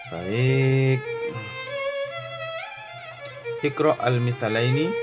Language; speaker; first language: Arabic; non-native, fluent; Indonesian